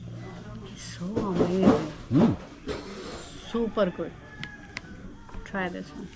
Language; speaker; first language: English; non-native, local second language; Hindi